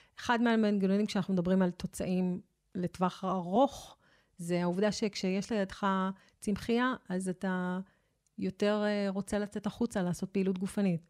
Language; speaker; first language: Hebrew; native; Hebrew